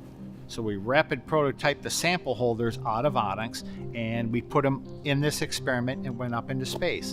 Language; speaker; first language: English; native; English